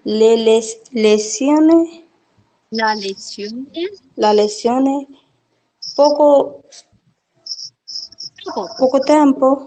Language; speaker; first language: Italian; non-native, learner; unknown